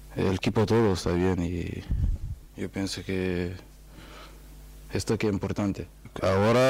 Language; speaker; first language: Spanish; non-native, fluent; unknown